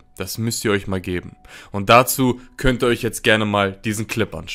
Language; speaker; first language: German; native; German